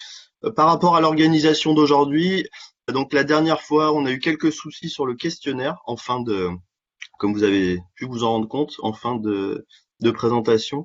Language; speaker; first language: French; native; French